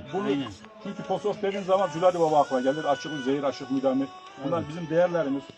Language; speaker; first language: Turkish; native; Turkish